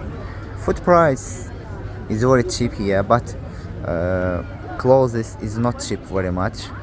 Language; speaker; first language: English; non-native, learner; Azerbaijani